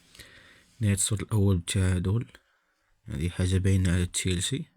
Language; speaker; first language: Arabic; native; Arabic